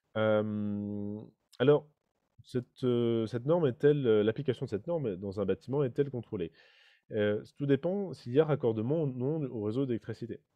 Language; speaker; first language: French; native; French